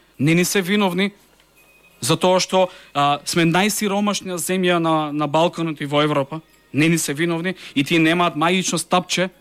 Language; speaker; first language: Macedonian; native; Macedonian